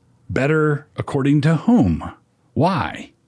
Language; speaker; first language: English; native; English